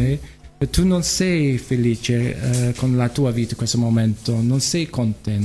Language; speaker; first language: Italian; non-native, learner; English